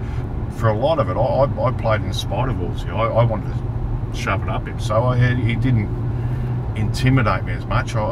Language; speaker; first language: English; native; English